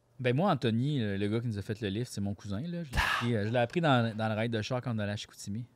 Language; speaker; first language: French; native; French